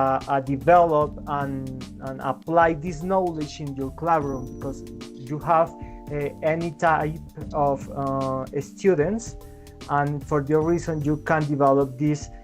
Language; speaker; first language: English; non-native, learner; Spanish